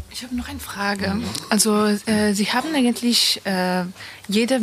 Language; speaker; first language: German; non-native, fluent; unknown